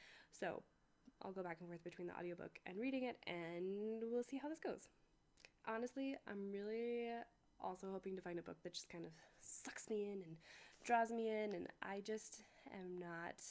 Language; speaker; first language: English; native; English